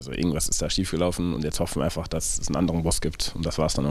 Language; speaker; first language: German; native; German